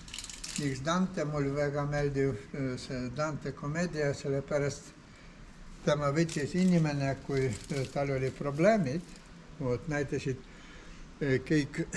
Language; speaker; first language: Estonian; non-native, learner; Ukrainian